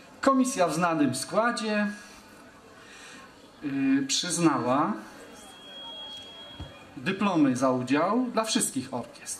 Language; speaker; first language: Polish; native; Polish